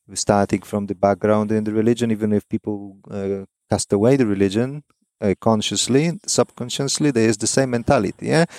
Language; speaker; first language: English; non-native, fluent; Polish